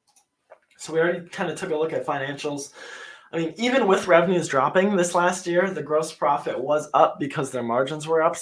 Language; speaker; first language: English; native; English